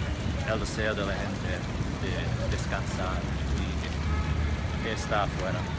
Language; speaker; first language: Spanish; non-native, fluent; English